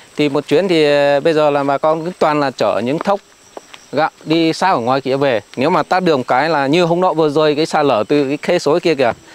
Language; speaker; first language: Vietnamese; non-native, local second language; Hmong